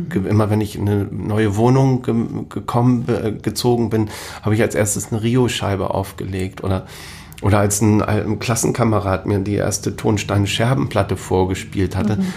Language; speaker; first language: German; native; German